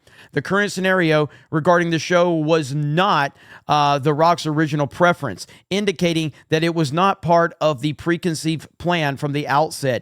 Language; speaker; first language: English; native; English